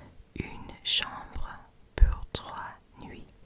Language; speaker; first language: French; non-native, learner; English